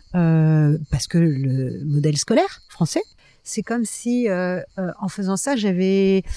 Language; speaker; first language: French; native; French